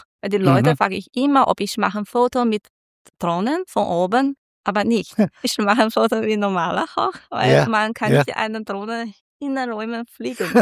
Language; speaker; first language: German; non-native, learner; Chinese